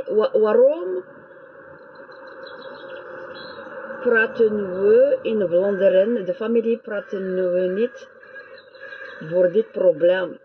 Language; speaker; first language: Dutch; non-native, learner; French